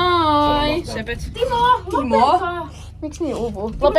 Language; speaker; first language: Finnish; native; Finnish